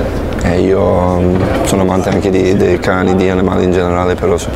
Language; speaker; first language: Italian; non-native, fluent; English